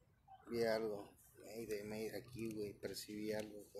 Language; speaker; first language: Spanish; native; Spanish